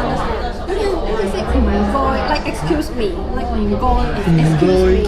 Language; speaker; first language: English; non-native, local second language; Cantonese